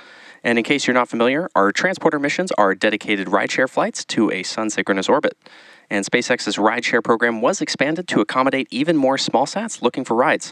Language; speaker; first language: English; native; English